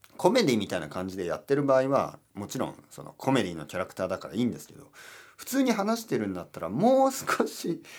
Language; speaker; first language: Japanese; native; Japanese